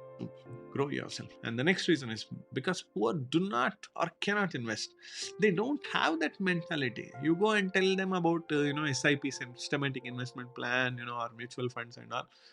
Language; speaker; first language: English; non-native, local second language; Hindi